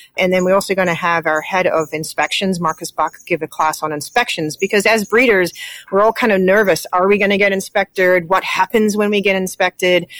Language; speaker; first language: English; native; English